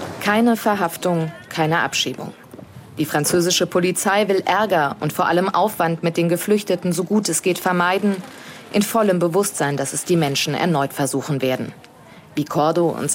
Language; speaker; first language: German; native; German